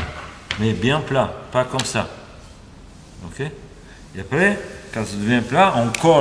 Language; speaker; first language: French; non-native, fluent; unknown